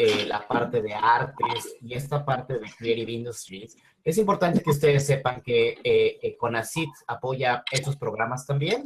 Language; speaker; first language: Spanish; native; Spanish